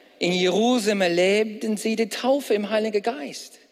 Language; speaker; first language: German; non-native, fluent; English